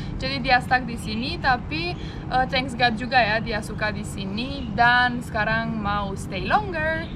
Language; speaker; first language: Indonesian; non-native, fluent; Romanian